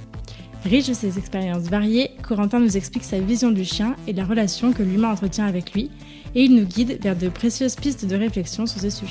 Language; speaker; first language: French; native; French